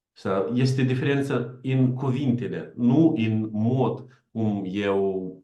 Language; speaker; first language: Romanian; non-native, learner; Ukrainian